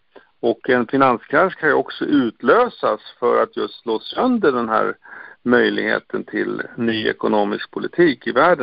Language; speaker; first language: Swedish; native; Swedish